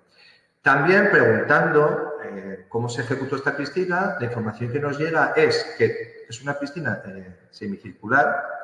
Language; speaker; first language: Spanish; native; Spanish